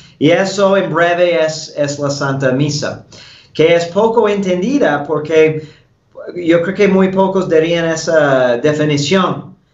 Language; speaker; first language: Spanish; non-native, fluent; English